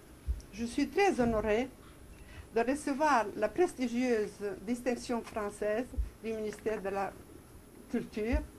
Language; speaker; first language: French; non-native, fluent; Serbian